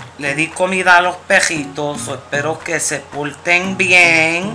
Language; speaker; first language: Spanish; early bilingual, heritage; Spanish